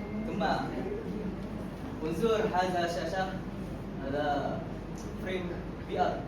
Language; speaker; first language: Arabic; non-native, learner; Malay